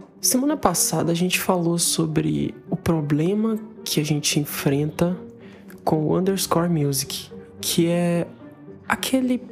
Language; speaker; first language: Portuguese; native; Portuguese